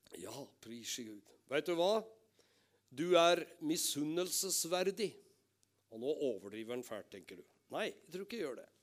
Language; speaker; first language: Norwegian; native; Norwegian